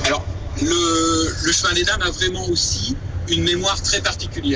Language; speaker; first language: French; native; French